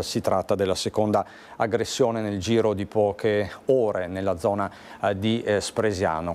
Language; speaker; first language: Italian; native; Italian